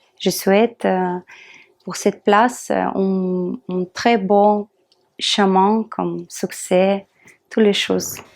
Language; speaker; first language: French; non-native, learner; Russian